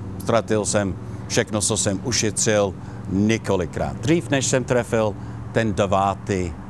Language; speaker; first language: Czech; non-native, learner; Italian